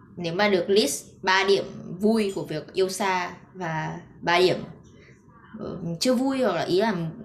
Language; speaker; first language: Vietnamese; native; Vietnamese